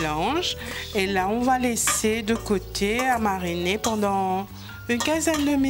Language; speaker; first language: French; non-native, local second language; Morisyen